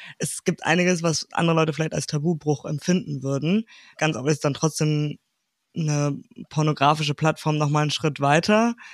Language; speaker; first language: German; native; German